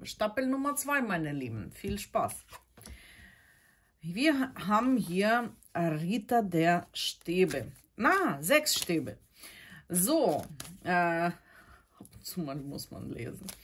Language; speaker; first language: German; non-native, fluent; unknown